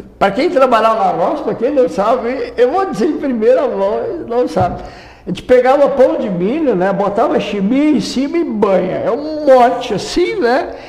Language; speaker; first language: Portuguese; native; Portuguese